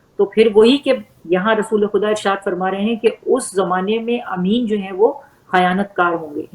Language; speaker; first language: Urdu; native; Urdu